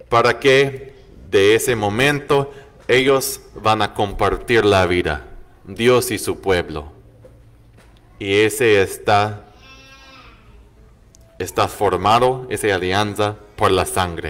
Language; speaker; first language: Spanish; non-native, fluent; English